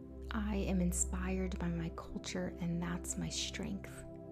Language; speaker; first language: English; early bilingual, other home language; Spanish